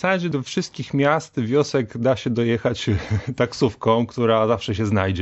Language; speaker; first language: Polish; native; Polish